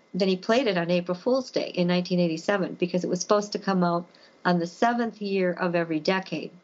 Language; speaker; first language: English; native; English